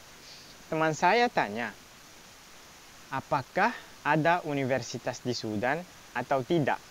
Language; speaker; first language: Indonesian; non-native, fluent; Arabic